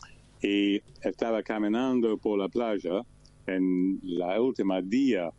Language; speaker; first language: Spanish; non-native, learner; English